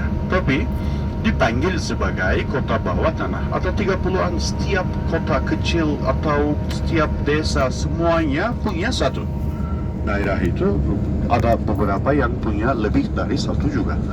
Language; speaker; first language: Indonesian; non-native, fluent; Turkish